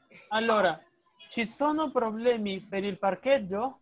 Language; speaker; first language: Italian; non-native, fluent; Spanish